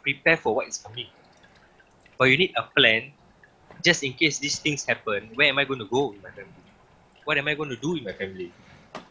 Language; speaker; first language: English; native; English